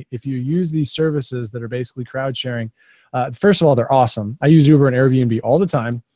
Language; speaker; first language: English; native; English